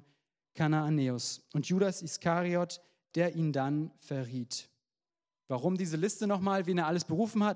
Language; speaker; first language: German; native; German